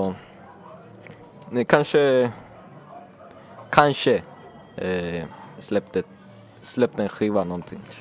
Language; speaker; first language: Swedish; early bilingual, other home language; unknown